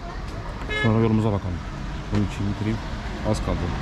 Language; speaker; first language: Turkish; native; Turkish